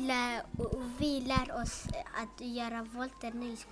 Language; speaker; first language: Swedish; early bilingual, other home language; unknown